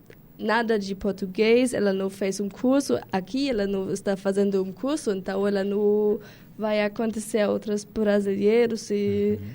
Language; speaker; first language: Portuguese; non-native, learner; German